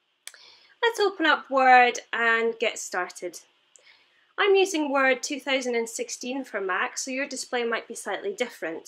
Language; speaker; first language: English; native; English